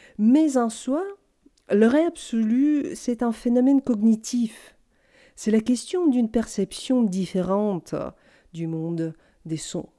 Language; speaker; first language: French; non-native, fluent; Russian